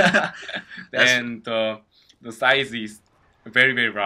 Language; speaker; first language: English; non-native, learner; Korean